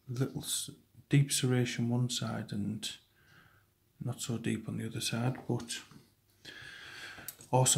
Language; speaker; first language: English; native; English